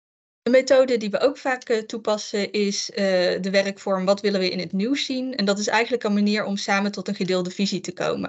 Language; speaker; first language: Dutch; native; Dutch